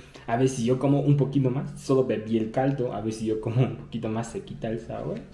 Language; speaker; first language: Spanish; non-native, fluent; Chinese